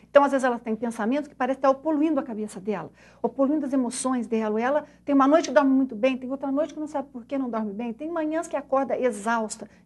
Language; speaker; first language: Portuguese; native; Portuguese